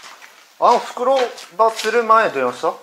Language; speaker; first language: Japanese; native; Japanese